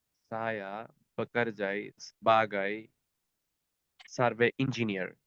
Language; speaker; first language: Indonesian; non-native, learner; Bangla